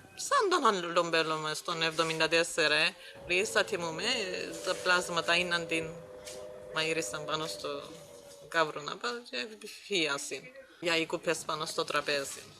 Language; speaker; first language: Greek; non-native, local second language; Turkish